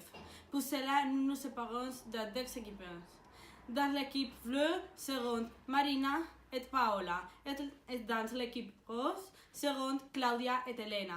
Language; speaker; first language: French; non-native, learner; Spanish